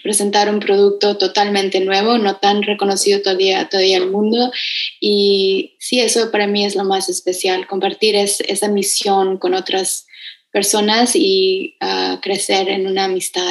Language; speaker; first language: Spanish; early bilingual, heritage; Spanish